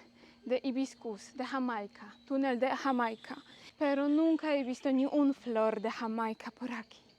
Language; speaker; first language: Spanish; non-native, learner; Polish